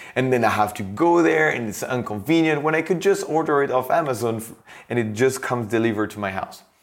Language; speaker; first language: English; non-native, fluent; French